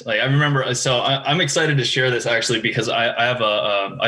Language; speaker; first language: English; native; English